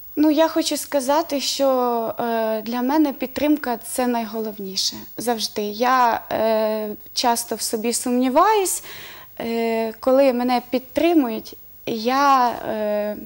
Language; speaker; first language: Ukrainian; native; Ukrainian